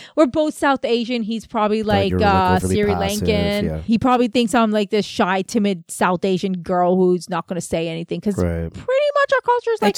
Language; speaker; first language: English; native; English